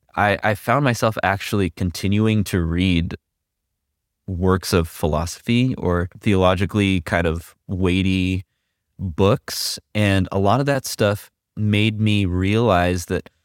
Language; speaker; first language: English; native; English